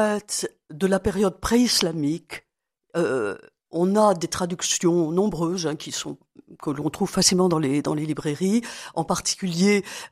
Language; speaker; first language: French; native; French